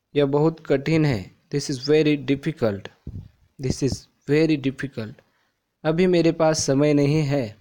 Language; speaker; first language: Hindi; non-native, local second language; Marathi